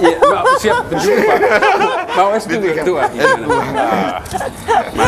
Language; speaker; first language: Indonesian; non-native, fluent; English